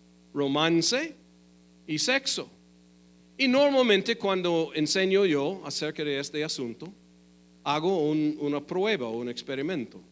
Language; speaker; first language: Spanish; non-native, fluent; English